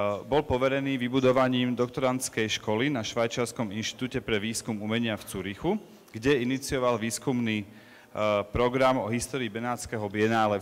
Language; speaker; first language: Slovak; native; Slovak